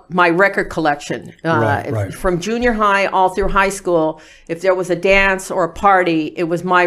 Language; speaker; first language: English; native; English